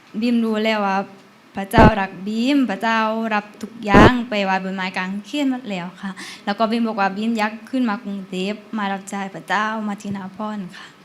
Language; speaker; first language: Thai; native; Thai